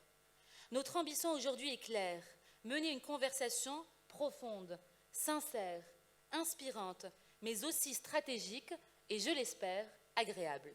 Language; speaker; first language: French; non-native, local second language; Arabic